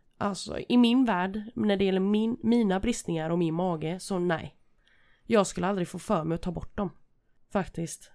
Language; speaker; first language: Swedish; native; Swedish